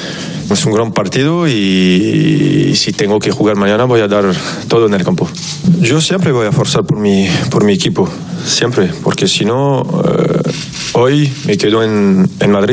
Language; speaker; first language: Spanish; non-native, fluent; French